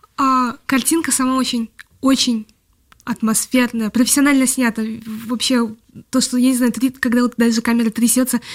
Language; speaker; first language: Russian; non-native, local second language; Kyrgyz